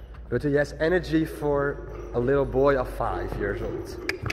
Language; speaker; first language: English; non-native, learner; Western Frisian